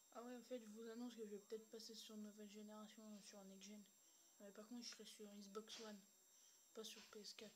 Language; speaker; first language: French; native; French